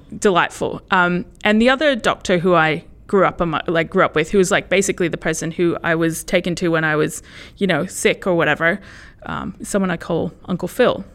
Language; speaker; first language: English; early bilingual, other home language; Spanish